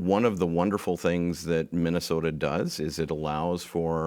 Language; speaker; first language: English; native; English